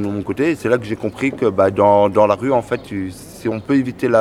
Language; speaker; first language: French; native; French